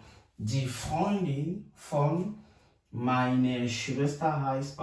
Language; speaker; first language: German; non-native, fluent; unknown